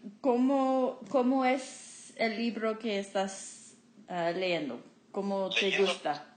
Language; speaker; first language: Spanish; non-native, fluent; English